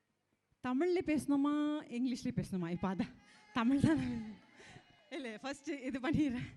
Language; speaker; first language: Tamil; non-native, fluent; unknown